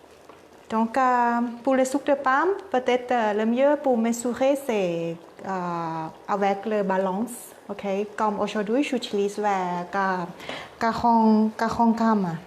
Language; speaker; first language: French; non-native, learner; Thai